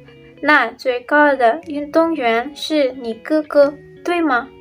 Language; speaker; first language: Chinese; non-native, learner; Indonesian